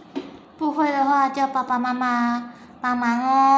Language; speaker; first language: Chinese; native; Chinese